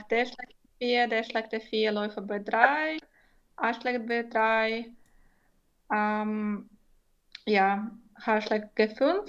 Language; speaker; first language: German; non-native, fluent; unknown